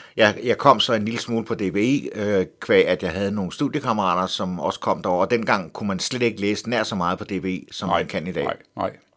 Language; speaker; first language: Danish; native; Danish